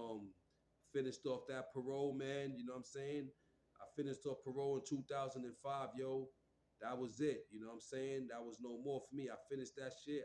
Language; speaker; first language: English; native; English